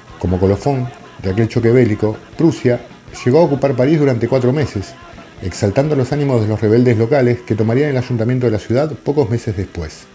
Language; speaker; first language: Spanish; native; Spanish